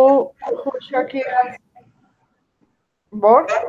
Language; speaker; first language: English; non-native, learner; Spanish